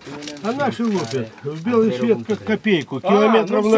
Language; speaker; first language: Russian; native; Russian